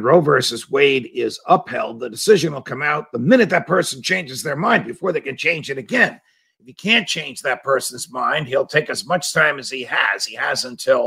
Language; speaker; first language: English; native; English